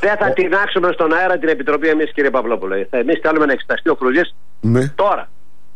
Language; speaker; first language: Greek; native; Greek